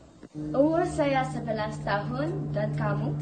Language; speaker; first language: Indonesian; non-native, learner; English